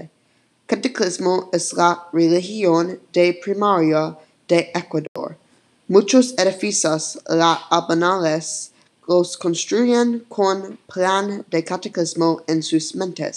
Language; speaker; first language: Spanish; non-native, learner; English